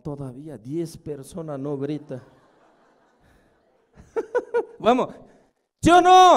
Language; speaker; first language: Spanish; non-native, fluent; Korean